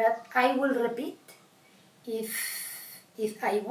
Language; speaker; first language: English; non-native, learner; Catalan